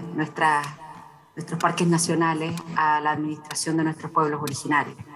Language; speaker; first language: Spanish; native; Spanish